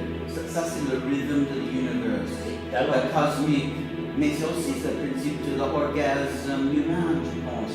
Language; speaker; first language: French; non-native, learner; English